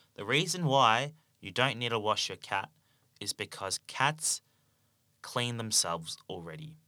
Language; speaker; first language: English; native; English